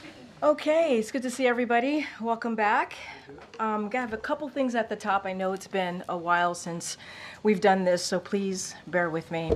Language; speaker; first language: English; native; English